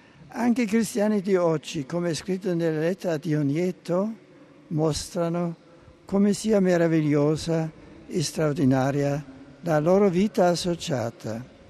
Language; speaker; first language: Italian; non-native, fluent; German